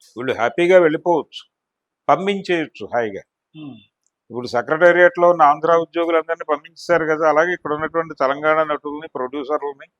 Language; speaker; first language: Telugu; native; Telugu